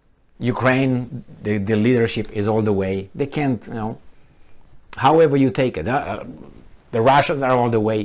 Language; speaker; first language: English; non-native, fluent; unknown